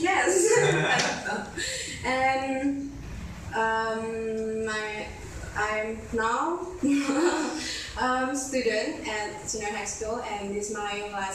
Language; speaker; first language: English; non-native, learner; Indonesian